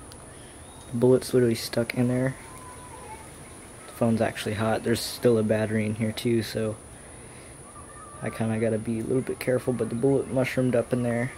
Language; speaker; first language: English; native; English